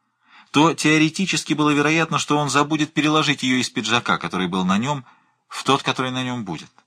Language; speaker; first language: Russian; native; Russian